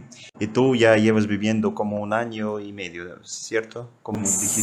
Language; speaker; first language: Spanish; non-native, fluent; Russian